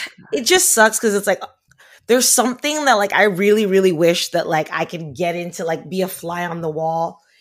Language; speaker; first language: English; native; English